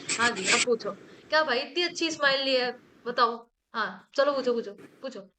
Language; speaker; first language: Hindi; native; Hindi